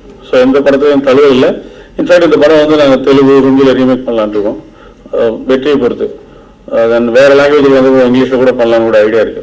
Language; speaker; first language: Tamil; native; Tamil